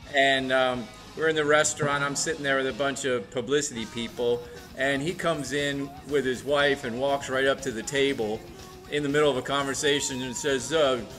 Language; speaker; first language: English; native; English